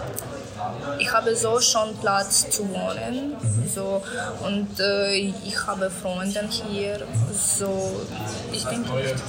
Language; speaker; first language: German; non-native, learner; Ukrainian